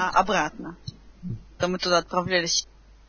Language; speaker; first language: Russian; native; Russian